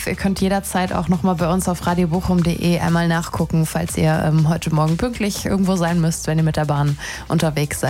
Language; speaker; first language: German; native; German